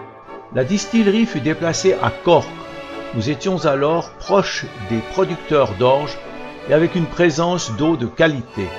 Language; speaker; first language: French; native; French